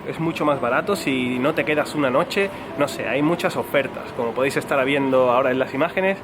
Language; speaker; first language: Spanish; native; Spanish